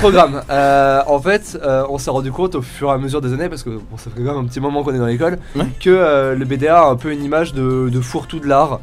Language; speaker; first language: French; native; French